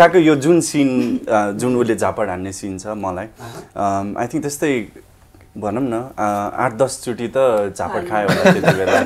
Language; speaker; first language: Nepali; early bilingual, heritage; Nepali